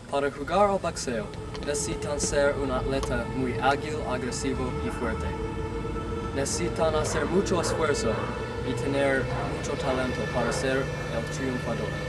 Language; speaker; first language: Spanish; non-native, learner; English